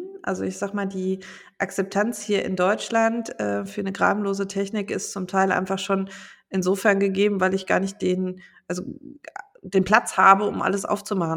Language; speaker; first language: German; native; German